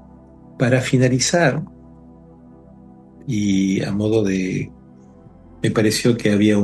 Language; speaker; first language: Spanish; native; Spanish